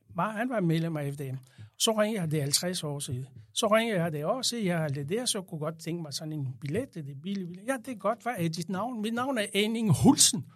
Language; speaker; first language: Danish; non-native, fluent; French